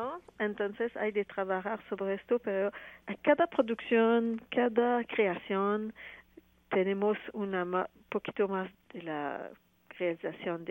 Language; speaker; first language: Spanish; non-native, fluent; French